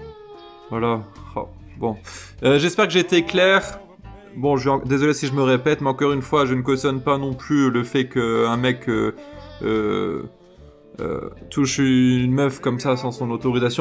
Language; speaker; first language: French; native; French